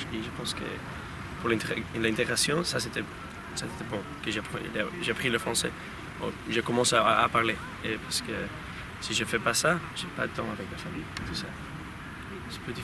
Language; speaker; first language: French; non-native, learner; Spanish